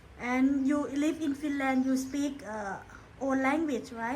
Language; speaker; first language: English; non-native, learner; Thai